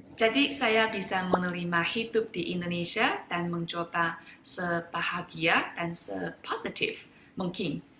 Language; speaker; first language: Indonesian; non-native, fluent; Chinese